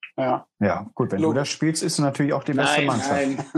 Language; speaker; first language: German; native; German